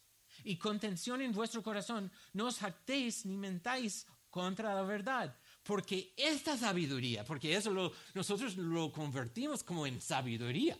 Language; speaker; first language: Spanish; non-native, fluent; English